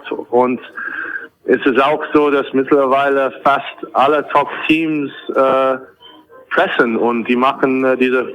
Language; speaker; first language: German; non-native, fluent; English